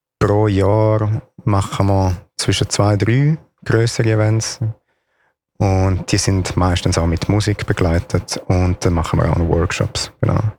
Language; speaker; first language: German; non-native, local second language; Italian